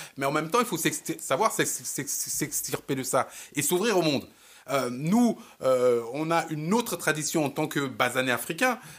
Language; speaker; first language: French; early bilingual, other home language; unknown